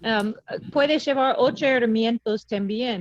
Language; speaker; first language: Spanish; non-native, learner; English